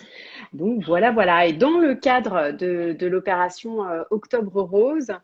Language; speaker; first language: French; native; French